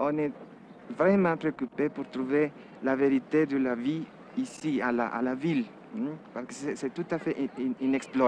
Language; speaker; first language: French; non-native, learner; Spanish